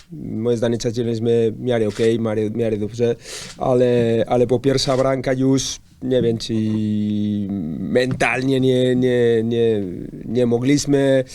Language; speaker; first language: Polish; non-native, learner; Spanish